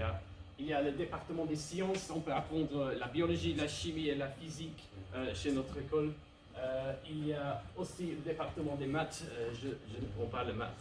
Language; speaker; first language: French; non-native, learner; English